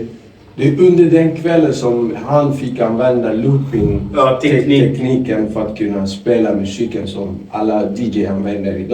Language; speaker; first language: Swedish; non-native, fluent; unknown